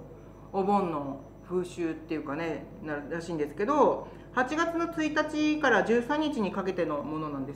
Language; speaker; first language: Japanese; native; Japanese